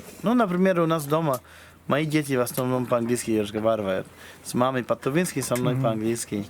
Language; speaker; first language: Russian; non-native, fluent; English